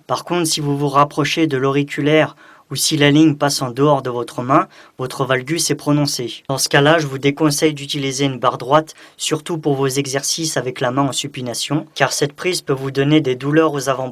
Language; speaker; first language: French; native; French